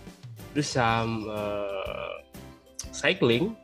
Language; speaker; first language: English; non-native, learner; Indonesian